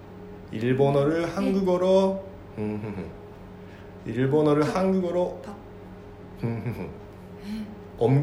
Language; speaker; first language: Korean; non-native, fluent; Japanese